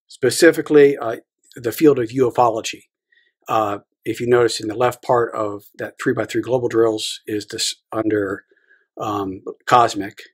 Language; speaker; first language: English; native; English